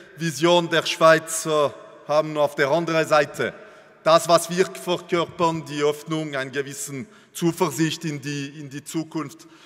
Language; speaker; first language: German; non-native, local second language; French